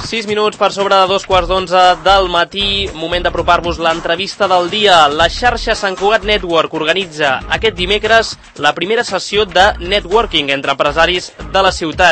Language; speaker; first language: Catalan; native; Catalan